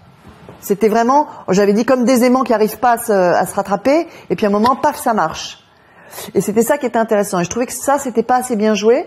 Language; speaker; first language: French; native; French